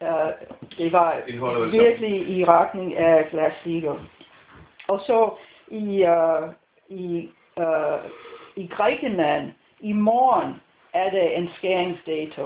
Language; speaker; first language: Danish; non-native, fluent; English